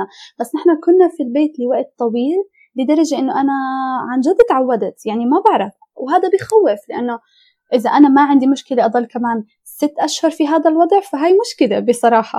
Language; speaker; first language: Arabic; native; Arabic